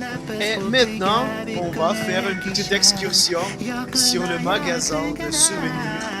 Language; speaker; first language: French; non-native, fluent; Russian